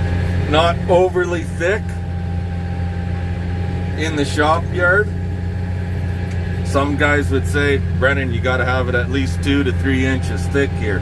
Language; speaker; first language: English; native; English